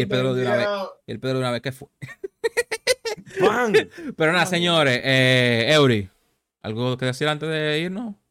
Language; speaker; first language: Spanish; native; Spanish